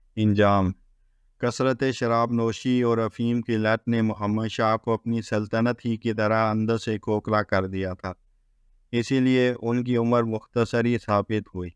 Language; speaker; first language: Urdu; native; Urdu